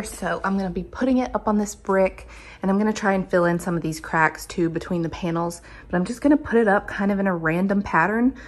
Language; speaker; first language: English; native; English